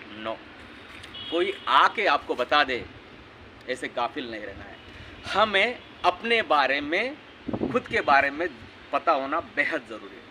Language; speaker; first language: Hindi; non-native, local second language; Marathi